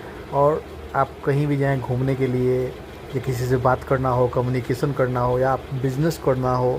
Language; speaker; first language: Hindi; non-native, local second language; Bhojpuri